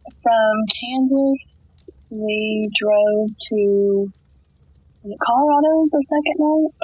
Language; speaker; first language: English; native; English